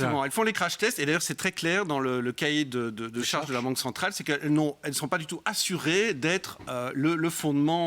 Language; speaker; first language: French; native; French